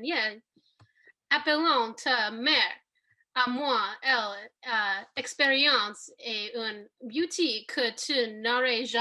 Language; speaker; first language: French; non-native, learner; English